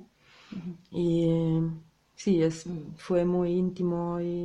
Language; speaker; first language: Spanish; non-native, learner; Italian